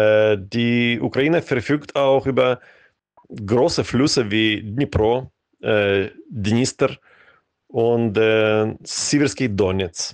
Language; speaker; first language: German; non-native, fluent; Ukrainian